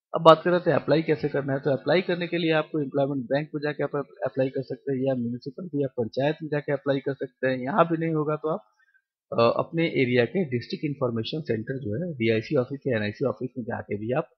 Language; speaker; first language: Hindi; non-native, local second language; Bangla